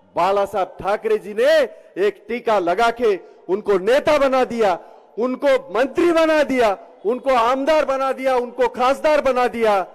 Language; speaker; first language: Hindi; non-native, local second language; Marathi